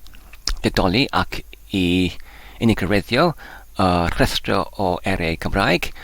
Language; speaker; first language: Welsh; non-native, learner; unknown